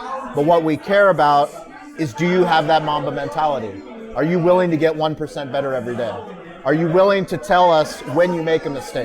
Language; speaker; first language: English; native; English